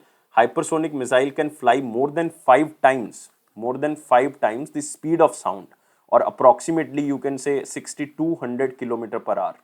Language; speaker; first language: English; non-native, local second language; Hindi